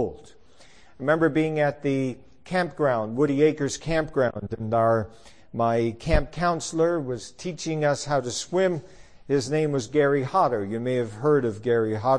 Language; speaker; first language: English; native; English